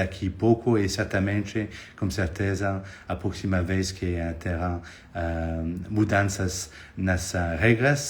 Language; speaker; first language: Portuguese; non-native, fluent; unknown